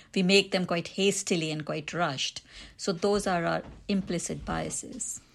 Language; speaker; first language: English; non-native, local second language; Hindi